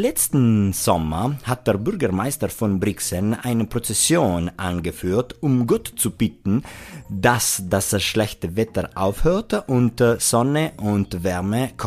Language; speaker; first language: German; non-native, local second language; Italian